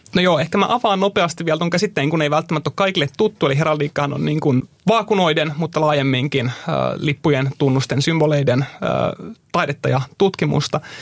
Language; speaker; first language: Finnish; native; Finnish